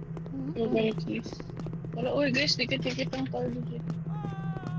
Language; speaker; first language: Filipino; native; Filipino